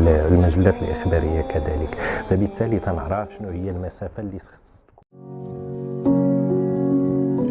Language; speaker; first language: Arabic; native; Arabic